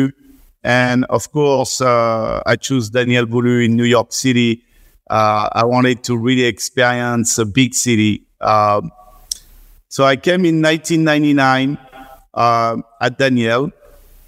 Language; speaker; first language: English; non-native, fluent; French